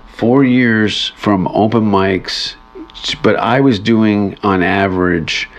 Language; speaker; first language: English; native; English